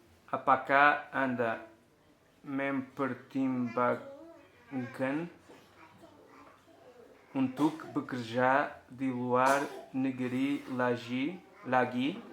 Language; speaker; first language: Indonesian; non-native, learner; Portuguese